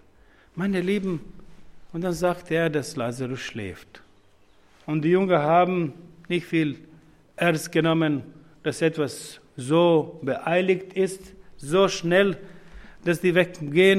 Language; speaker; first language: German; non-native, fluent; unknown